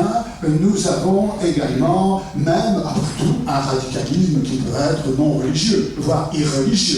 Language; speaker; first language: French; native; French